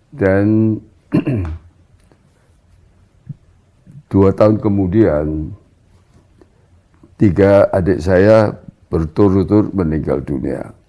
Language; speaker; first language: Indonesian; non-native, local second language; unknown